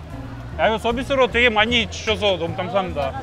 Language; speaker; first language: Korean; non-native, fluent; Russian